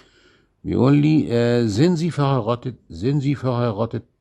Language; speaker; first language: German; non-native, fluent; Arabic